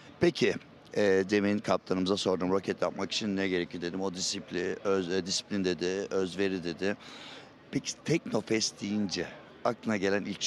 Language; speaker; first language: Turkish; native; Turkish